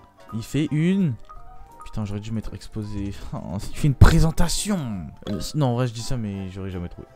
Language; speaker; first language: French; native; French